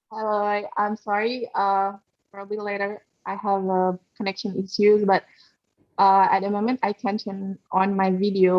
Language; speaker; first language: English; non-native, learner; Indonesian